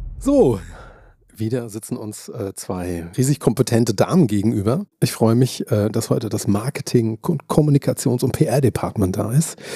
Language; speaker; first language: German; native; German